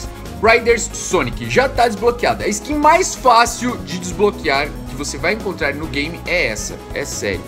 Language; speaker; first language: Portuguese; native; Portuguese